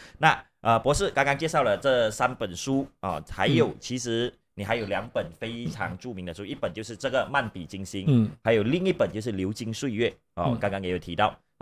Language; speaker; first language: Chinese; native; Chinese